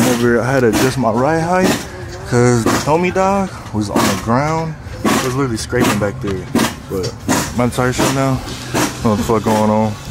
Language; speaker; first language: English; native; English